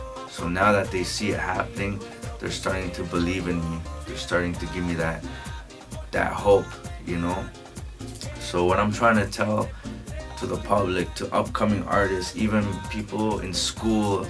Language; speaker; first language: English; early bilingual, other home language; Spanish